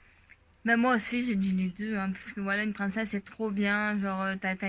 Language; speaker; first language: French; native; French